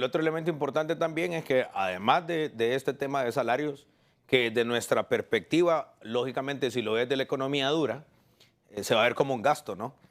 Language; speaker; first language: Spanish; native; Spanish